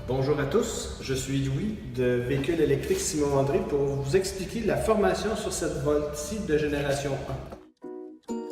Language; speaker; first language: French; native; French